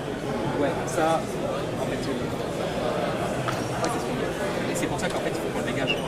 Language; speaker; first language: French; native; French